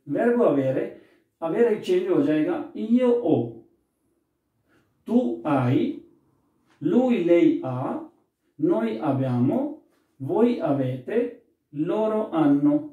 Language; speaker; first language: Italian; non-native, fluent; Urdu